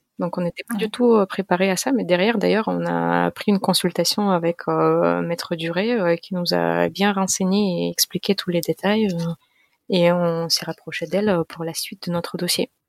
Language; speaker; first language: French; non-native, fluent; Russian